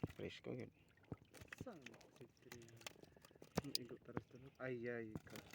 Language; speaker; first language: Filipino; non-native, local second language; Cebuano